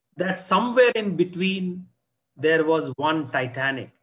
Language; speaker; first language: English; non-native, local second language; Hindi